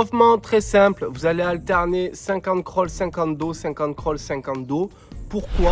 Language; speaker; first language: French; native; French